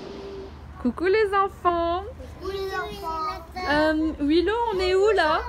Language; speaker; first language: French; native; French